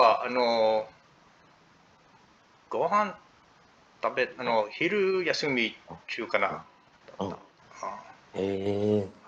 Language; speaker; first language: Japanese; non-native, learner; English